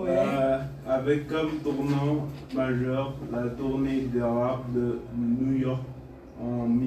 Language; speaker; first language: French; non-native, fluent; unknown